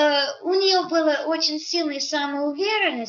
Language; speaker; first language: Russian; non-native, fluent; English